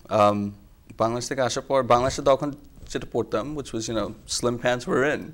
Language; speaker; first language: English; non-native, local second language; Bangla